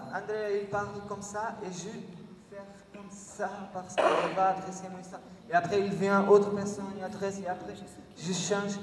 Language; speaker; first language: French; non-native, learner; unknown